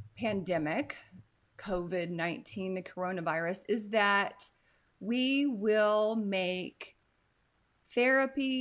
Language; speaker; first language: English; native; English